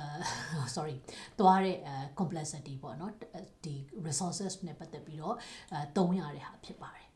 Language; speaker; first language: Burmese; native; Burmese